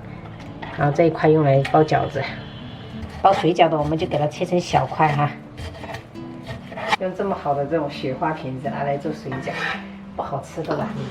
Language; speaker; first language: Chinese; native; Chinese